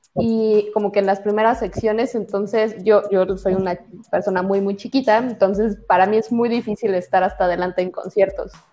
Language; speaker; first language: Spanish; native; Spanish